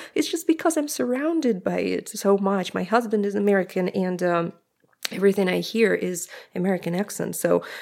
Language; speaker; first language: English; non-native, fluent; Russian